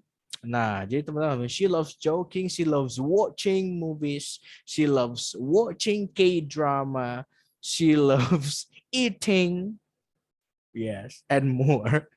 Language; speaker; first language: English; non-native, fluent; Indonesian